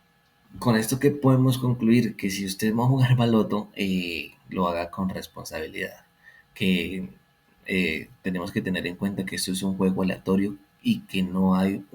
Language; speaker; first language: Spanish; native; Spanish